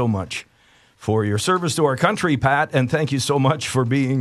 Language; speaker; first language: English; native; English